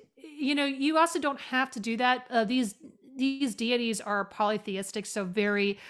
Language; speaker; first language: English; native; English